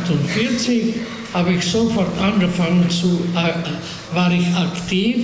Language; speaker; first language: German; non-native, fluent; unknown